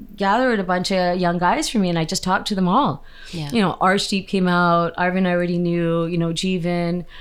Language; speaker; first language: English; native; English